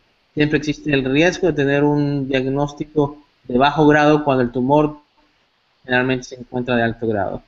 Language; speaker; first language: Spanish; native; Spanish